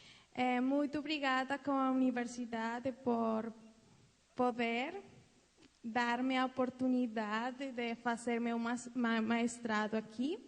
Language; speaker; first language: Portuguese; non-native, fluent; Spanish